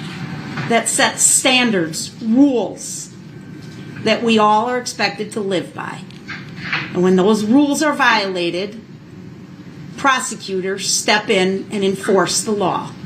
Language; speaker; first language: English; native; English